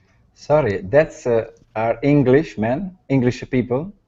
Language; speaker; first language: English; non-native, learner; Italian